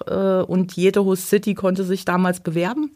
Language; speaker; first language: German; native; German